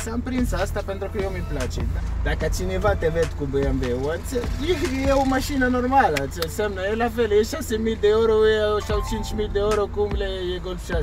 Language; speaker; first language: Romanian; non-native, learner; Arabic